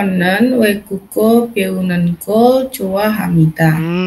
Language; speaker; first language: Korean; non-native, learner; Indonesian